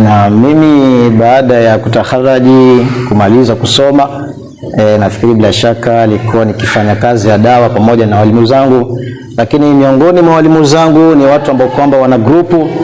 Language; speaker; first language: Swahili; native; Swahili